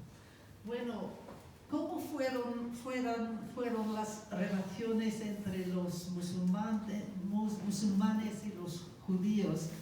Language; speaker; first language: Spanish; non-native, fluent; English